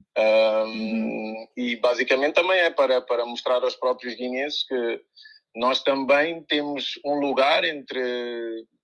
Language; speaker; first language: Portuguese; early bilingual, other home language; Upper Guinea Crioulo